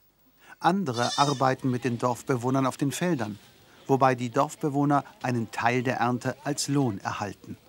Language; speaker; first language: German; native; German